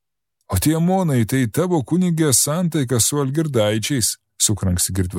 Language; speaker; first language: Lithuanian; native; Lithuanian